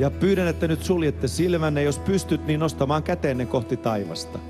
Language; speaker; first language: Finnish; native; Finnish